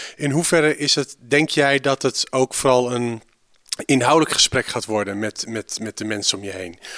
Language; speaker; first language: Dutch; native; Dutch